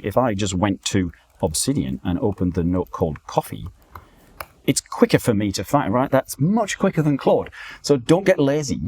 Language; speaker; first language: English; native; English